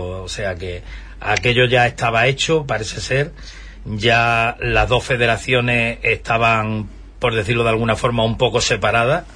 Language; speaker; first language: Spanish; native; Spanish